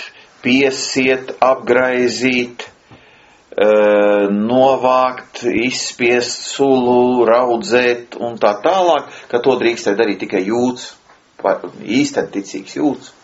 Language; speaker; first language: Latvian; native; Latvian